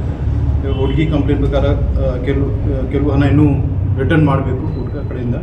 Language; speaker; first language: Kannada; non-native, fluent; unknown